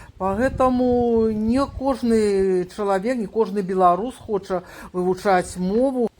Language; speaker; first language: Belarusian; native; Belarusian